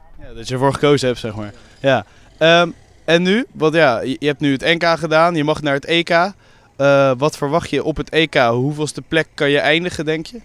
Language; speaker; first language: Dutch; native; Dutch